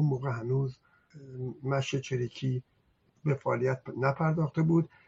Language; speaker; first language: Persian; non-native, local second language; Azerbaijani